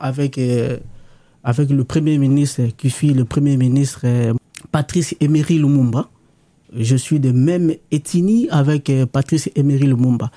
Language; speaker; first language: French; non-native, local second language; Lingala